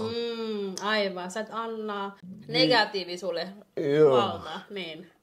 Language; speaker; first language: Finnish; non-native, fluent; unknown